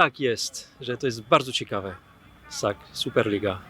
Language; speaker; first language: Polish; non-native, fluent; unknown